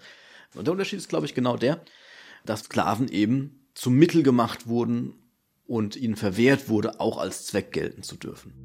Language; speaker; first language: German; native; German